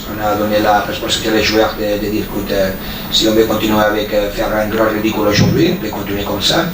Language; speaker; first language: French; non-native, fluent; Spanish